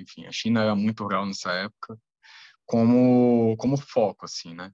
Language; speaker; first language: Portuguese; native; Portuguese